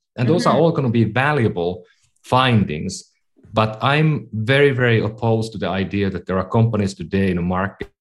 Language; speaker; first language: English; non-native, fluent; Finnish